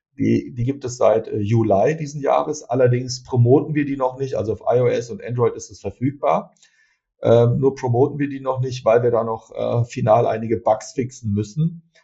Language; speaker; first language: German; early bilingual, other home language; Turkish